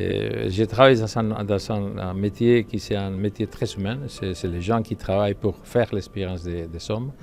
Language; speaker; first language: French; non-native, fluent; Spanish